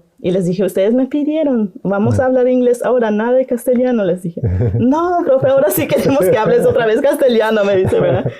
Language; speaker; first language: Spanish; non-native, local second language; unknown